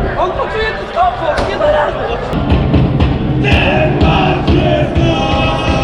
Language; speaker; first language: Polish; native; Polish